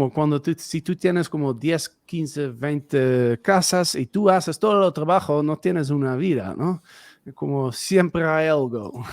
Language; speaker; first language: Spanish; non-native, fluent; Dutch